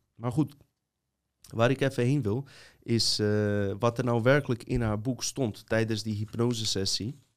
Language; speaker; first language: Dutch; native; Dutch